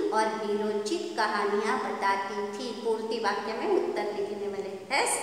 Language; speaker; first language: Hindi; non-native, local second language; Kannada